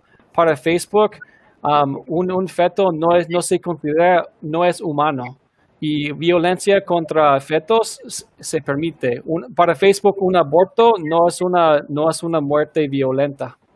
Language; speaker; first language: Spanish; non-native, fluent; English